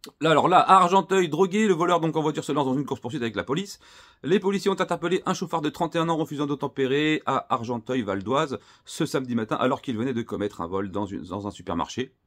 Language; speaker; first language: French; native; French